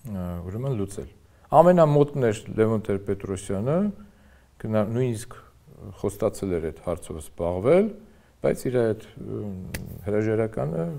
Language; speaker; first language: Armenian; native; Armenian